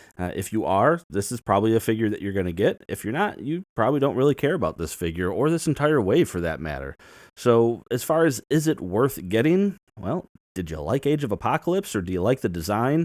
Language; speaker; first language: English; native; English